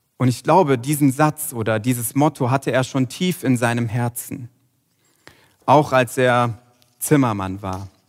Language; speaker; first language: German; native; German